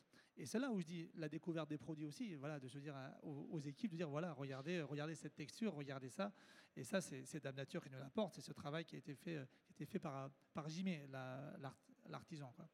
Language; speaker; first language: French; native; French